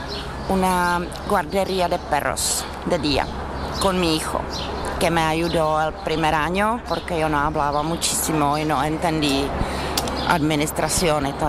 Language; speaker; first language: Spanish; non-native, fluent; Czech